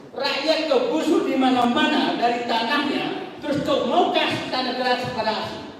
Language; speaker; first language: Indonesian; non-native, local second language; Buginese